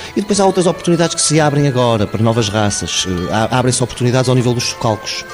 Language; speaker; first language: Portuguese; native; Portuguese